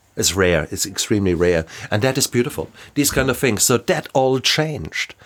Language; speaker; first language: English; non-native, fluent; German